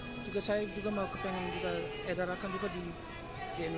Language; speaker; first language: Indonesian; early bilingual, heritage; Dutch